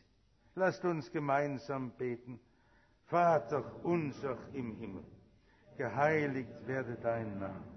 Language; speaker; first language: German; native; German